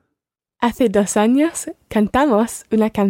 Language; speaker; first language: Spanish; non-native, learner; English